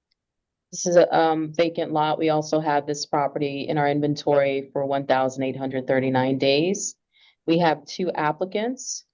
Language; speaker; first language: English; native; English